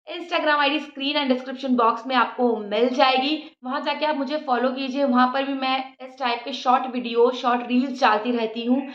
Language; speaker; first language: Hindi; native; Hindi